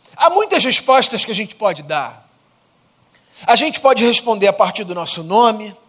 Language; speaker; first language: Portuguese; native; Portuguese